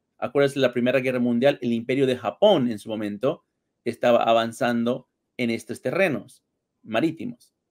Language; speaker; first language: Spanish; early bilingual, heritage; Spanish